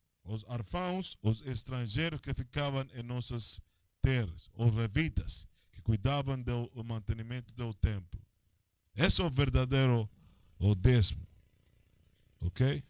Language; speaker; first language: Portuguese; non-native, learner; Spanish